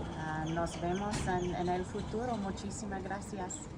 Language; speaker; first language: Spanish; non-native, learner; English